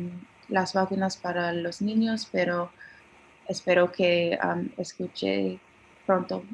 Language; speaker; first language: Spanish; non-native, learner; English